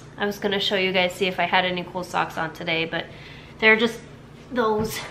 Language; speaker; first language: English; native; English